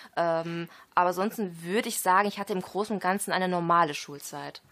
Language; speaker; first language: German; native; German